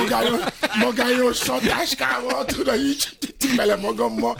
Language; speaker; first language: Hungarian; non-native, fluent; Yoruba